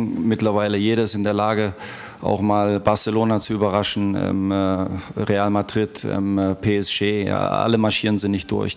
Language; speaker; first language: German; native; German